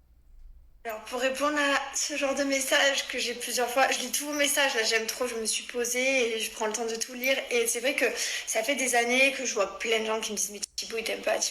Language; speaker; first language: French; native; French